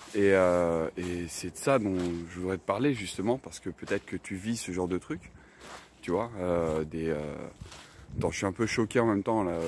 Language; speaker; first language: French; native; French